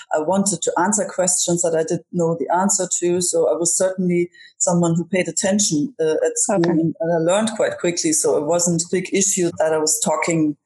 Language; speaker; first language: English; non-native, fluent; German